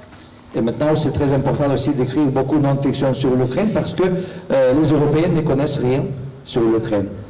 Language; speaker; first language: French; non-native, fluent; Russian